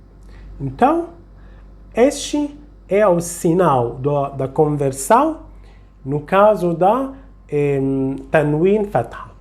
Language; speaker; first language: Portuguese; non-native, fluent; Arabic